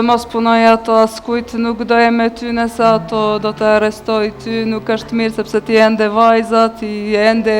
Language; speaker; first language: Albanian; non-native, learner; Bosnian